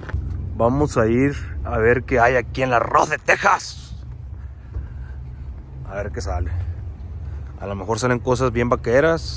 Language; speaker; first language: Spanish; native; Spanish